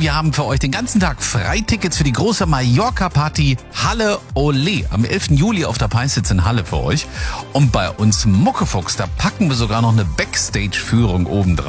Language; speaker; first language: German; native; German